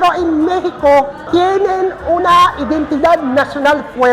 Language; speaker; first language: Spanish; non-native, fluent; Filipino